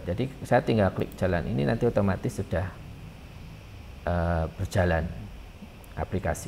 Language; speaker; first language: Indonesian; native; Indonesian